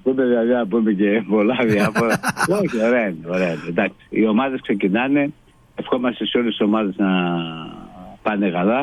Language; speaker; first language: Greek; non-native, fluent; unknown